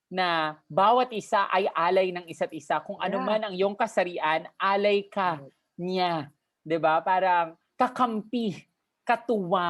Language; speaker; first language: Filipino; native; Filipino